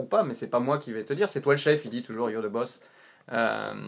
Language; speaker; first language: French; native; French